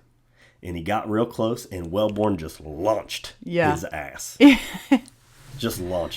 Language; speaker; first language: English; native; English